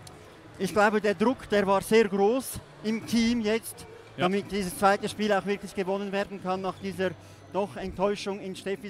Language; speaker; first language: German; native; German